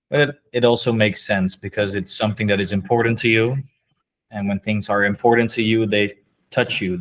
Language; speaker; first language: English; non-native, fluent; Dutch